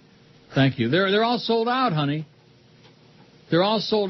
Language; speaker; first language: English; native; English